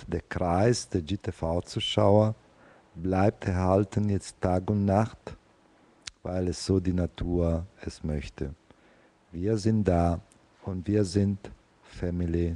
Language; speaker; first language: German; non-native, fluent; Italian